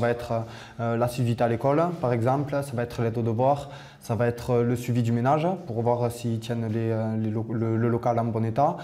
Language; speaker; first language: French; native; French